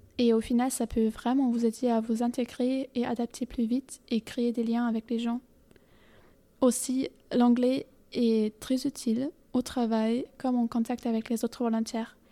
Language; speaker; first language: French; non-native, fluent; German